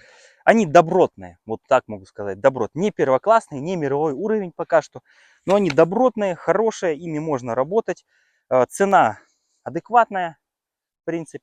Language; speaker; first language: Russian; native; Russian